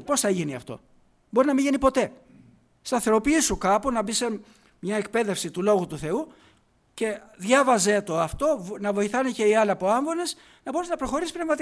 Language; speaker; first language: Greek; native; Greek